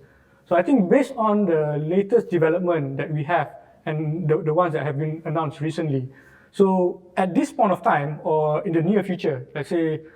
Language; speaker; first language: English; non-native, local second language; Malay